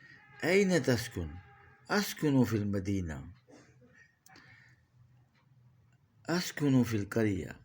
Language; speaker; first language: Arabic; non-native, fluent; Urdu